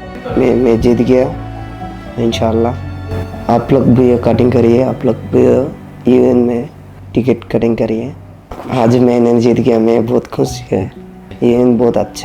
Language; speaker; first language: Hindi; non-native, learner; Bangla